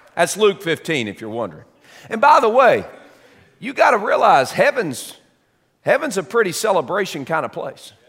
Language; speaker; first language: English; native; English